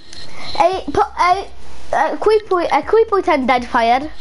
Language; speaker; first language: Polish; early bilingual, heritage; Polish